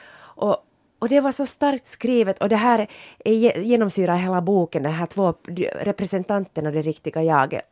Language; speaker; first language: Swedish; native; Swedish